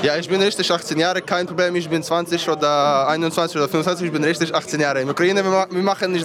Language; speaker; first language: German; non-native, fluent; Ukrainian